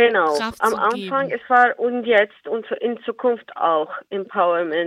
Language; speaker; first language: German; non-native, learner; Arabic